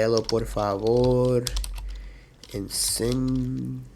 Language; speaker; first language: Spanish; early bilingual, heritage; English